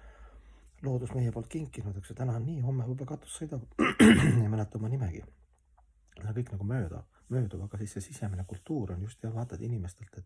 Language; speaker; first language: Estonian; native; Estonian